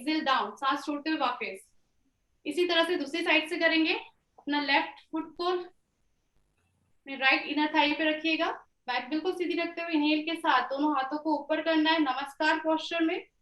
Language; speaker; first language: Hindi; native; Hindi